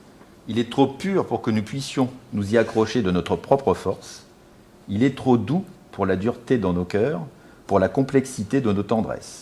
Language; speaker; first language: French; native; French